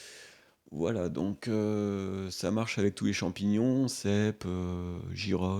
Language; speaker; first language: French; native; French